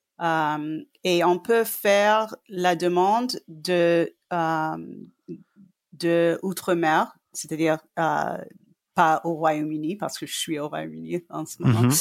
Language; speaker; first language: French; non-native, fluent; English